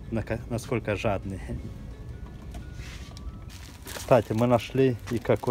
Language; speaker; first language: Russian; non-native, fluent; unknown